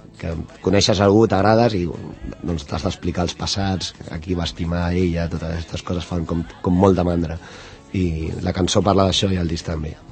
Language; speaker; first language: Catalan; non-native, local second language; Spanish